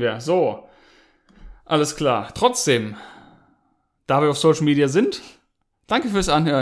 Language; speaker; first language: German; native; German